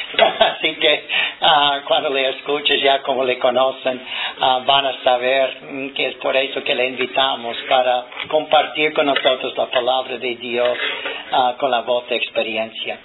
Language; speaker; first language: Spanish; non-native, fluent; English